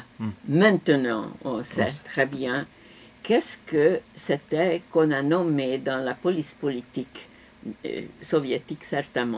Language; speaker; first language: French; non-native, fluent; Hungarian